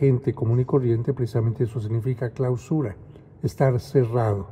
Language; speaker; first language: Spanish; native; Spanish